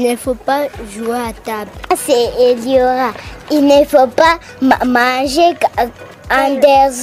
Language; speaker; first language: French; non-native, local second language; Swahili